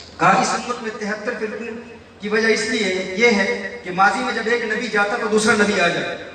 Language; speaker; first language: Urdu; early bilingual, heritage; Urdu